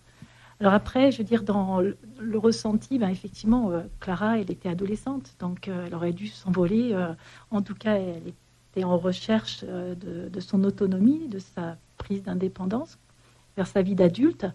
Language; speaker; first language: French; native; French